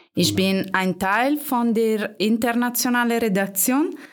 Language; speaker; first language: German; non-native, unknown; Italian